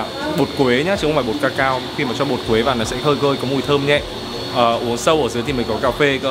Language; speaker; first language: Vietnamese; native; Vietnamese